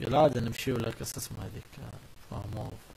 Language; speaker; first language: Arabic; native; Arabic